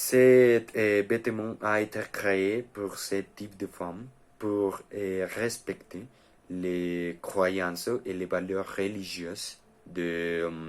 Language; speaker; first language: French; non-native, learner; Spanish